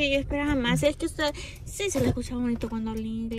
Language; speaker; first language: Spanish; native; Spanish